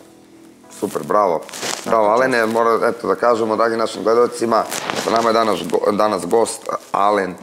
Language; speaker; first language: Serbian; native; Serbian